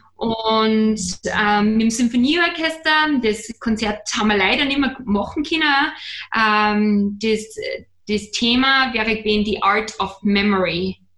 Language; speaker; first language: German; native; German